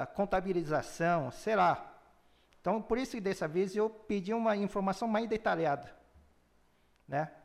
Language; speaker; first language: Portuguese; early bilingual, other home language; Chinese